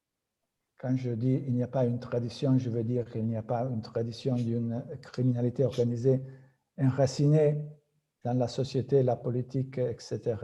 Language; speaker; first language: French; non-native, fluent; Italian